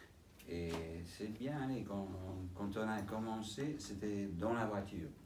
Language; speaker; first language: French; non-native, fluent; English